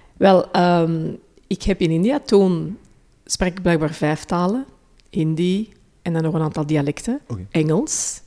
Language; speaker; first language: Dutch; early bilingual, other home language; Hindi